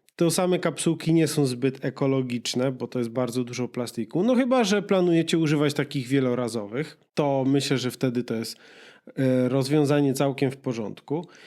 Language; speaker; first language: Polish; native; Polish